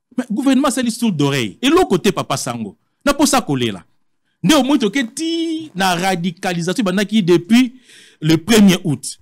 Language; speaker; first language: French; non-native, local second language; Lingala